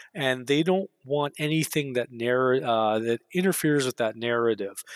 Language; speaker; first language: English; native; English